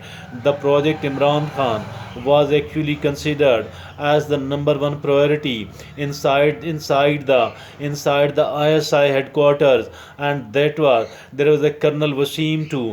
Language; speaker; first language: English; non-native, local second language; Urdu